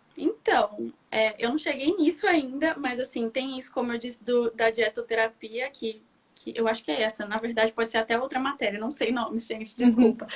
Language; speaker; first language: Portuguese; native; Portuguese